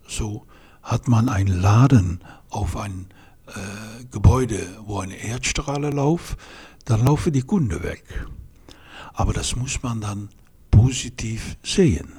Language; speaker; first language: German; non-native, fluent; Dutch